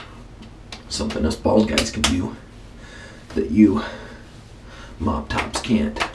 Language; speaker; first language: English; native; English